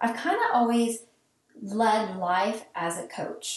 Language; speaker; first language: English; native; English